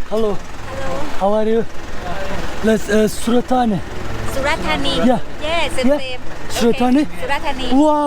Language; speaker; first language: English; non-native, learner; Turkish